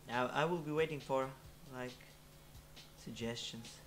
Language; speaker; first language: English; non-native, fluent; Polish